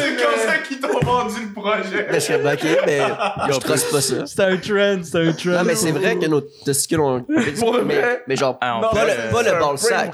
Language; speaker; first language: French; native; French